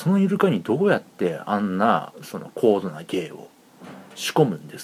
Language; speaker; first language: Japanese; native; Japanese